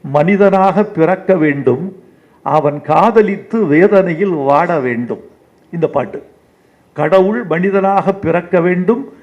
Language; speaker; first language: Tamil; native; Tamil